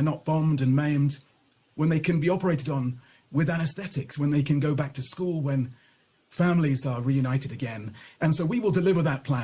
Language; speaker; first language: English; native; English